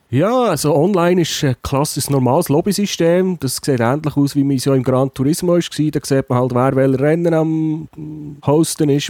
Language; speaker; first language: German; native; German